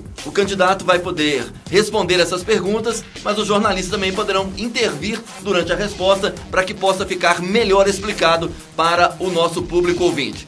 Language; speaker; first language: Portuguese; native; Portuguese